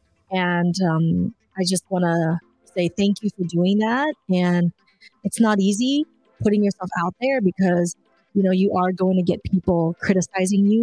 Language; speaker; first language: English; early bilingual, other home language; Khmer